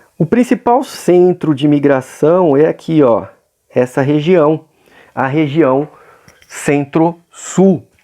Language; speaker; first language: Portuguese; native; Portuguese